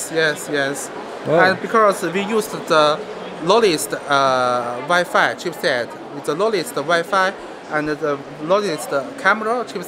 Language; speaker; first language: English; non-native, learner; Chinese